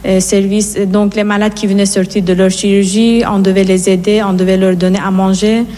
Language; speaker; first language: French; non-native, fluent; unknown